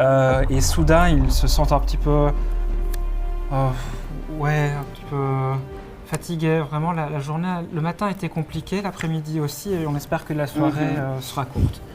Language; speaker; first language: French; native; French